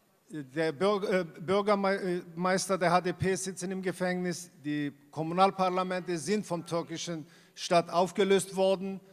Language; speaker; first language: German; non-native, fluent; Kurdish